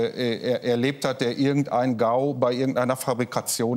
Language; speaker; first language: German; native; German